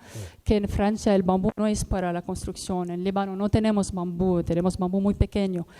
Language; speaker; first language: Spanish; non-native, learner; Arabic